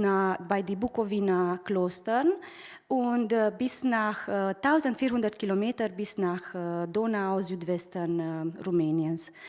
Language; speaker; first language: German; non-native, fluent; Romanian